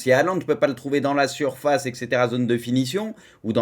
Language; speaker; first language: French; native; French